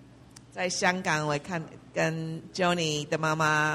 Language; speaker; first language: Chinese; early bilingual, heritage; English